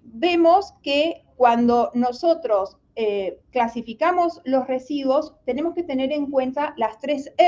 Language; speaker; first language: Spanish; native; Spanish